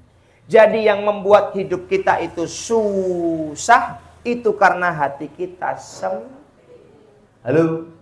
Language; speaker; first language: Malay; non-native, local second language; Javanese